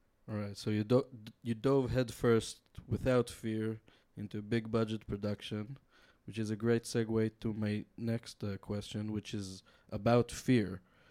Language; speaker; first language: English; non-native, fluent; Hebrew